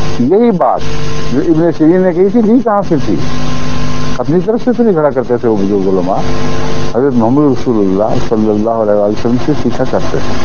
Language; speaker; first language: Urdu; native; Urdu